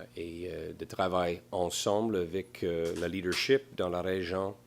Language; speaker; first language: French; non-native, local second language; English